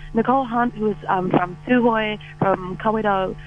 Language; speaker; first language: English; native; English